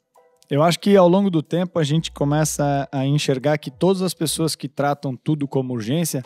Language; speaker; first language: Portuguese; native; Portuguese